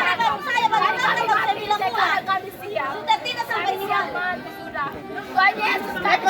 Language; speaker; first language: Indonesian; non-native, local second language; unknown